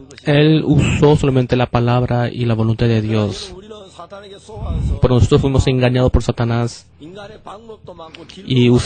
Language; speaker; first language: Spanish; non-native, fluent; Korean